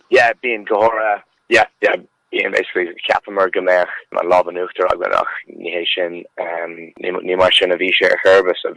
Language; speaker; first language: Irish; non-native, local second language; English